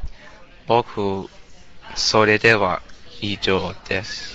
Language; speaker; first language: Japanese; non-native, learner; English